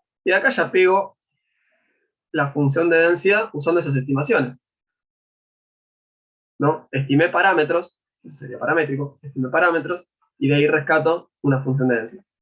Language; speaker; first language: Spanish; native; Spanish